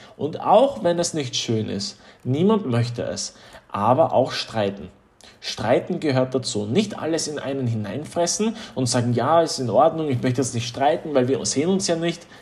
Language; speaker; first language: German; early bilingual, other home language; Polish